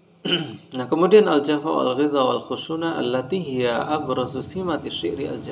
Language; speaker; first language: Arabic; non-native, fluent; Indonesian